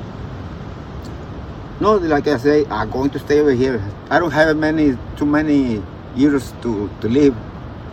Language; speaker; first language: English; non-native, learner; Spanish